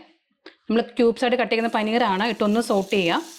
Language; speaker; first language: Malayalam; native; Malayalam